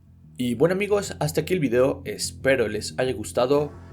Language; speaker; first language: Spanish; native; Spanish